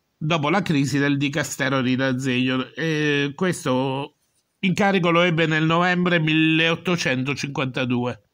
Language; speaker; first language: Italian; native; Italian